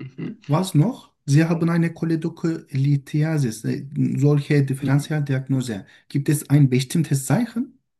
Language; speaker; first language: German; non-native, learner; Turkish